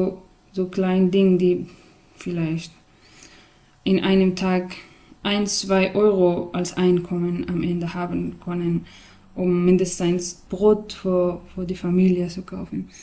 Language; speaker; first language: German; non-native, learner; Persian